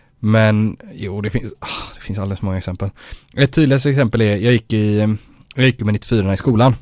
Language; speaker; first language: Swedish; native; Swedish